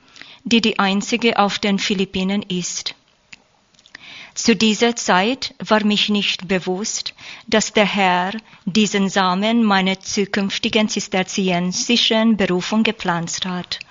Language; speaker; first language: German; non-native, learner; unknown